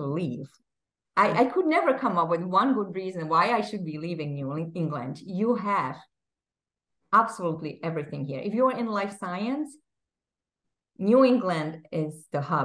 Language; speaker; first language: English; non-native, fluent; Czech